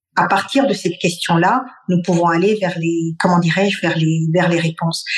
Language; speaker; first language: French; non-native, local second language; Bambara